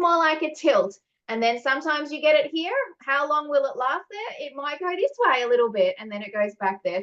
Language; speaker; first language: English; native; English